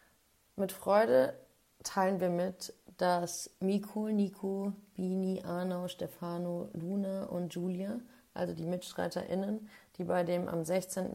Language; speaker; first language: German; native; German